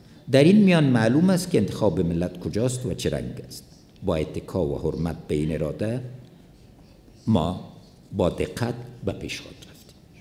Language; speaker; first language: Persian; non-native, local second language; Pashto